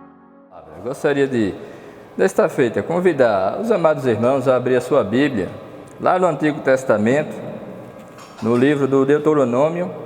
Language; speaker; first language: Portuguese; native; Portuguese